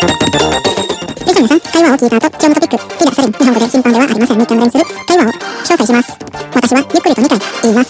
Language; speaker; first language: Japanese; non-native, fluent; Indonesian